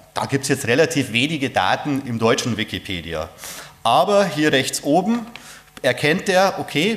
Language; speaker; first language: German; native; German